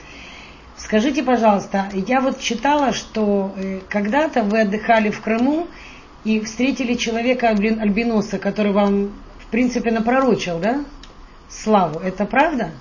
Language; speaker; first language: Russian; native; Russian